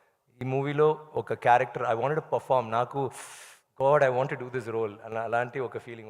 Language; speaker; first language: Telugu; non-native, local second language; Tamil